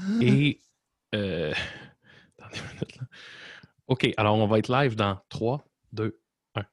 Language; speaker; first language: French; native; French